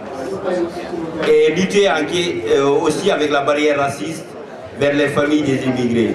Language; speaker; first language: French; non-native, local second language; Wolof